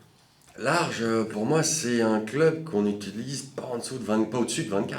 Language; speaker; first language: French; native; French